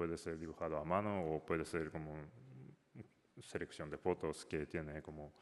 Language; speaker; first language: Spanish; non-native, learner; Japanese